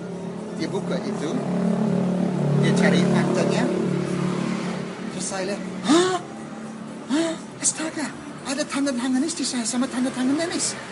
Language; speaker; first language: Indonesian; non-native, learner; English